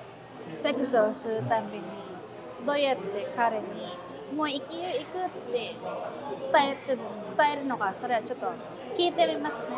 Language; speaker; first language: Japanese; non-native, fluent; Filipino